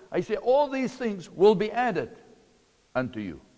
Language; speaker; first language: English; non-native, local second language; Afrikaans